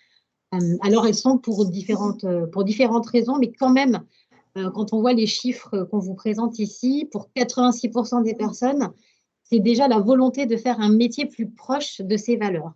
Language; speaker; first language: French; native; French